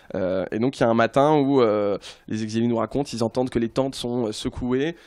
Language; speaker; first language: French; native; French